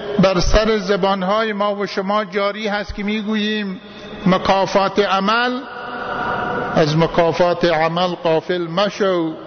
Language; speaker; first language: Persian; native; Persian